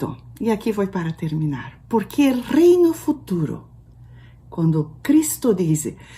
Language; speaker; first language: Spanish; non-native, local second language; Portuguese